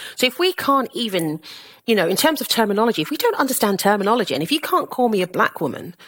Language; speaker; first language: English; native; English